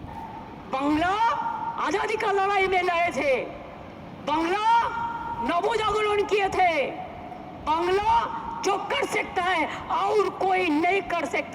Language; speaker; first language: Hindi; non-native, local second language; Bangla